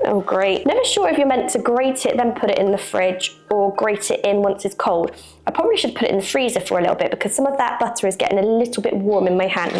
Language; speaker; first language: English; native; English